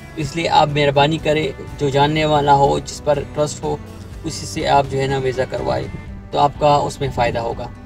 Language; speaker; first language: Urdu; non-native, local second language; Pashto